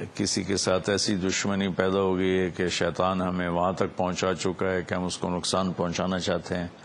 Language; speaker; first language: Urdu; non-native, local second language; Punjabi